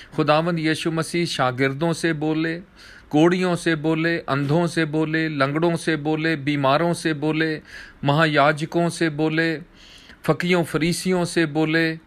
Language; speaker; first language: Hindi; non-native, local second language; Punjabi